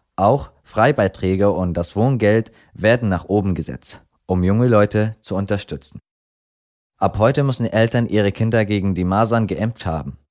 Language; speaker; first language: German; non-native, fluent; Arabic